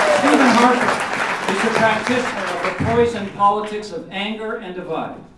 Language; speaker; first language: English; native; English